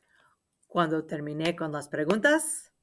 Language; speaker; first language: Spanish; non-native, learner; English